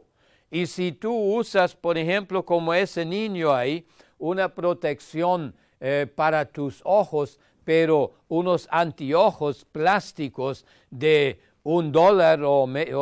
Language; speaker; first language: Spanish; non-native, fluent; German